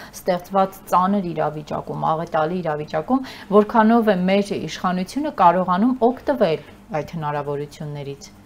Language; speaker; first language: Armenian; native; Armenian